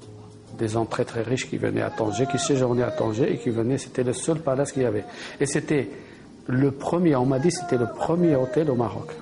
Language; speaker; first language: French; non-native, local second language; Arabic